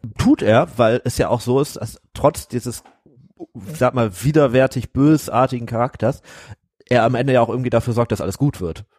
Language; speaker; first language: German; native; German